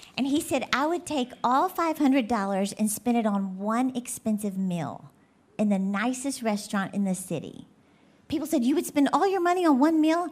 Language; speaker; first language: English; native; English